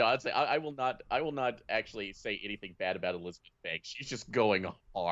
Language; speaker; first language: English; native; English